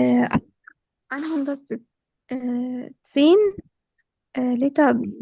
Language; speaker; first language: German; non-native, learner; Arabic